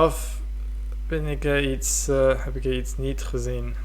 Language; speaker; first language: Dutch; non-native, fluent; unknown